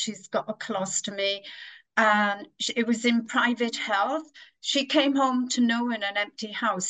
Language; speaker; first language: English; native; English